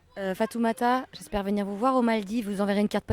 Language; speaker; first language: French; native; French